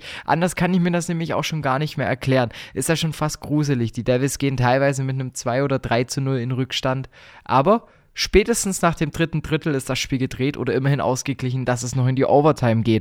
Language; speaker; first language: German; native; German